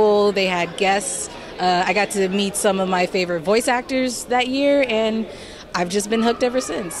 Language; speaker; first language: English; native; English